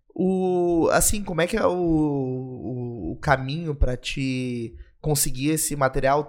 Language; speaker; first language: Portuguese; native; Portuguese